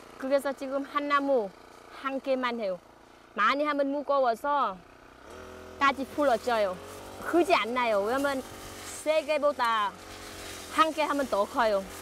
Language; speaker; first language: Korean; non-native, learner; Vietnamese